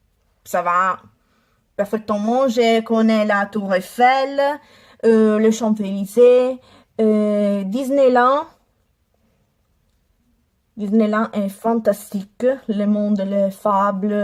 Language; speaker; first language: French; non-native, learner; Italian